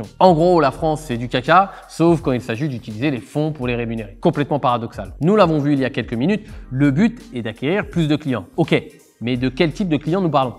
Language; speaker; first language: French; native; French